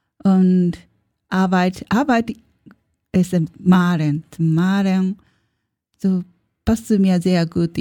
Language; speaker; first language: German; non-native, learner; Japanese